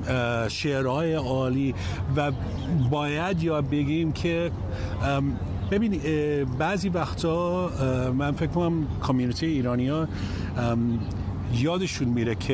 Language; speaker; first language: Persian; early bilingual, heritage; English